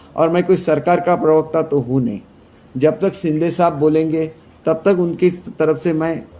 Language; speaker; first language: Hindi; non-native, local second language; Marathi